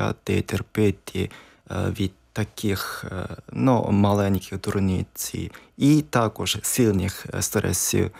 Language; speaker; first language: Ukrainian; non-native, learner; Japanese